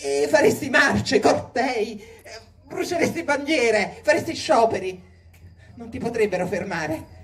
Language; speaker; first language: Italian; native; Italian